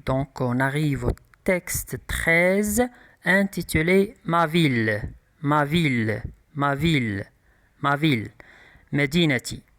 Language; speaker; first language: French; non-native, local second language; Arabic